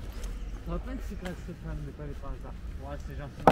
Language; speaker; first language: French; native; French